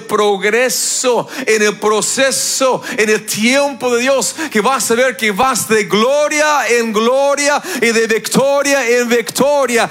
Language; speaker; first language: Spanish; non-native, fluent; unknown